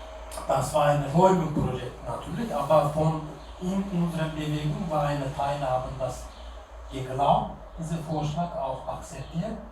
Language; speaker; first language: German; non-native, learner; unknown